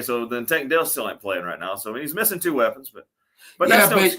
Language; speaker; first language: English; native; English